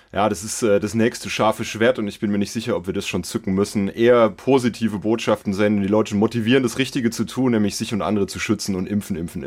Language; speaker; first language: German; native; German